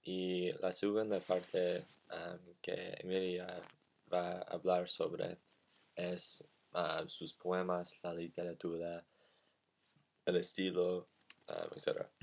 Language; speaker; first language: Spanish; non-native, learner; English